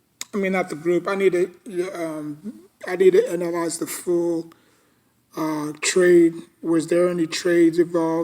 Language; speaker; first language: English; native; English